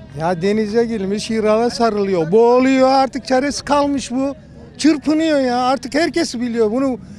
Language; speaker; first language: Turkish; non-native, local second language; Kurdish